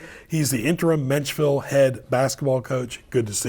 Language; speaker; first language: English; native; English